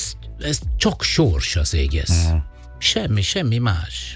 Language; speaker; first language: Hungarian; non-native, fluent; Italian